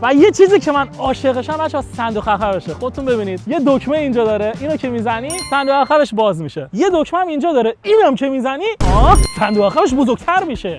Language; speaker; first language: Persian; native; Persian